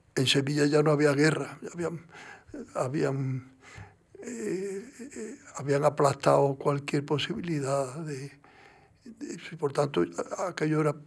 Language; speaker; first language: Spanish; native; Spanish